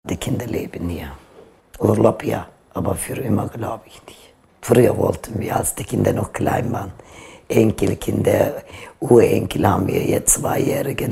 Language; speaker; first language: German; non-native, fluent; Turkish